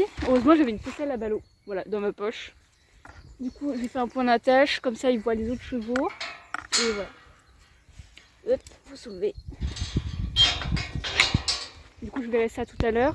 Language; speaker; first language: French; native; French